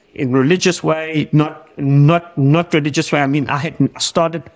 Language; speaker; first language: English; native; English